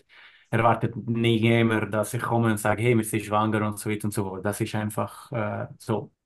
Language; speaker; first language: German; non-native, learner; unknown